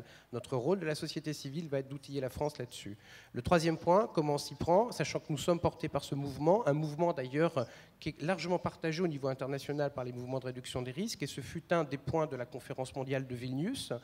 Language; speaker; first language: French; native; French